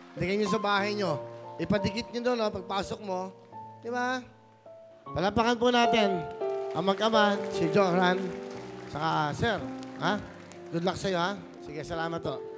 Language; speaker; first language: Filipino; native; Filipino